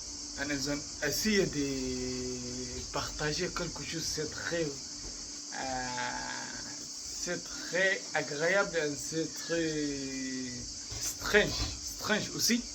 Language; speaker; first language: French; non-native, learner; Arabic